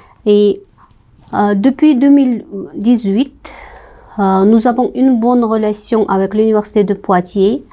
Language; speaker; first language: French; non-native, fluent; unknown